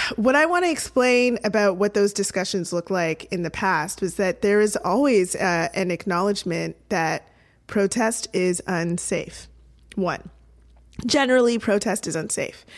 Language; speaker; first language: English; native; English